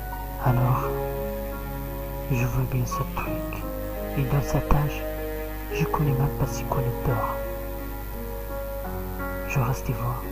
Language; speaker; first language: French; non-native, learner; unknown